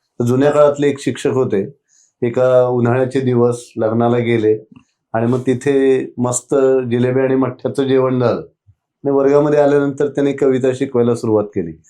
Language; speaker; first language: Marathi; native; Marathi